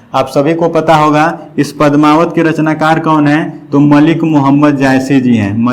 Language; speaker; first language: Hindi; native; Hindi